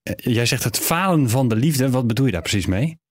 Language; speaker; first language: Dutch; native; Dutch